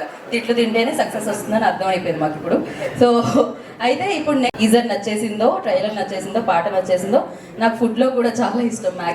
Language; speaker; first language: Telugu; native; Telugu